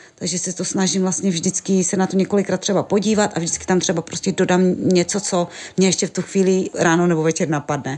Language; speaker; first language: Czech; non-native, local second language; Romany